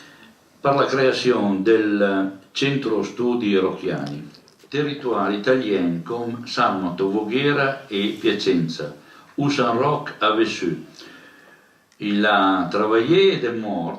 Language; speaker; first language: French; non-native, learner; Italian